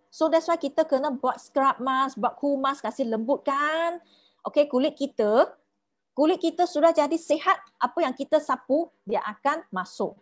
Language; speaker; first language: Malay; non-native, local second language; Chinese